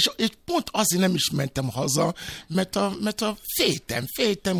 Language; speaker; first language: Hungarian; non-native, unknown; Yoruba